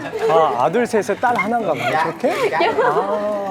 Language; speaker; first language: Korean; native; Korean